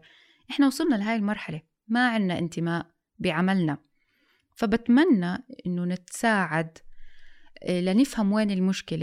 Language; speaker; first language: Arabic; native; Arabic